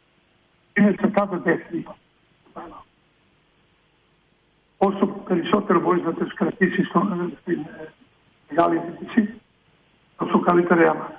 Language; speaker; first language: Greek; non-native, fluent; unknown